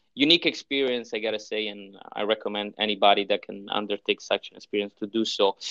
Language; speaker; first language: English; non-native, fluent; Italian